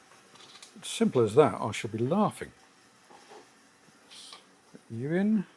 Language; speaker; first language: English; native; English